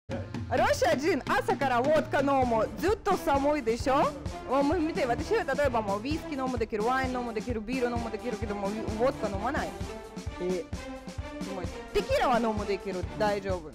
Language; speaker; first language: Japanese; non-native, learner; Russian